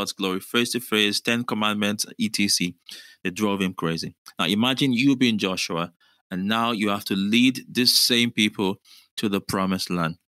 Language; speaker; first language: English; non-native, local second language; Yoruba